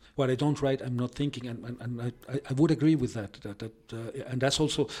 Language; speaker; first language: English; non-native, fluent; Spanish